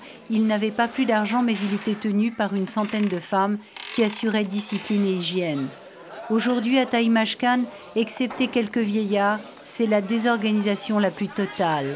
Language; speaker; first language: French; native; French